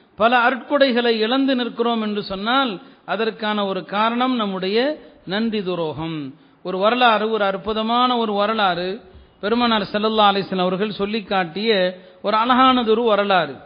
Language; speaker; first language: Tamil; native; Tamil